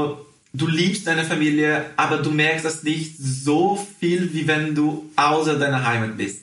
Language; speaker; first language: German; early bilingual, heritage; Portuguese